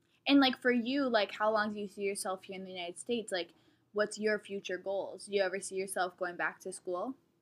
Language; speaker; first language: English; early bilingual, other home language; Spanish